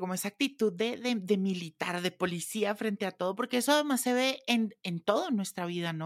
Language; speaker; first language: Spanish; native; Spanish